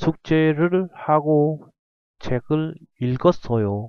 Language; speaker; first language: Korean; non-native, fluent; Vietnamese